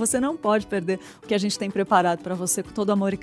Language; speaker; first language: Portuguese; native; Portuguese